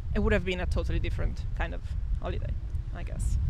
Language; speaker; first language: English; non-native, fluent; Italian